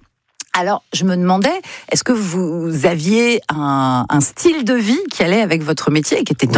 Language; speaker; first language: French; native; French